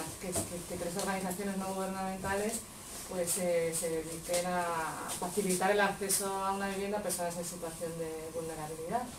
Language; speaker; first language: Spanish; native; Spanish